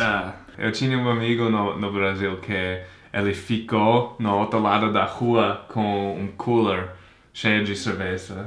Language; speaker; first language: Portuguese; non-native, fluent; English